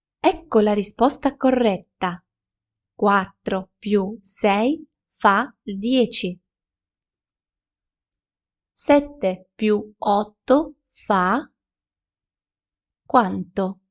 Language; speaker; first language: Italian; non-native, fluent; Ukrainian